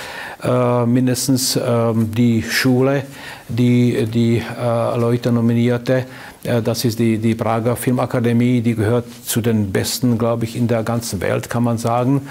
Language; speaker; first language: German; non-native, fluent; Czech